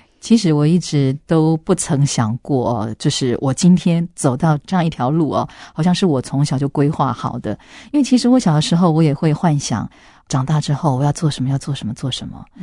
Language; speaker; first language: Chinese; non-native, local second language; Hakka Chinese